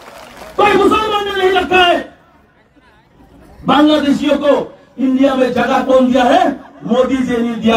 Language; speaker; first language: Hindi; non-native, local second language; Bangla